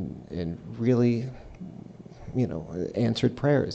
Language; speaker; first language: English; native; English